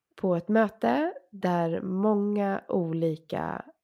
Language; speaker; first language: Swedish; native; Swedish